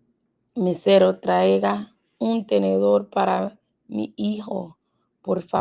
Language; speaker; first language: Spanish; non-native, learner; English